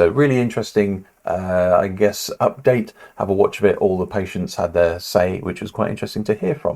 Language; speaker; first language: English; native; English